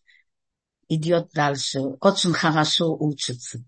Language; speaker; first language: Russian; early bilingual, heritage; Russian